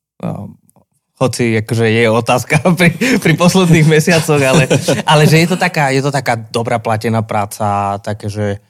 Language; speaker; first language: Slovak; native; Slovak